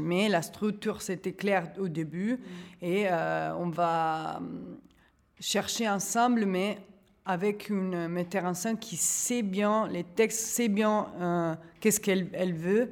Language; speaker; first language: French; non-native, fluent; Italian